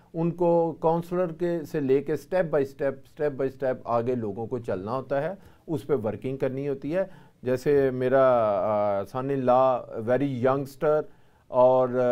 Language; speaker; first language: Urdu; native; Urdu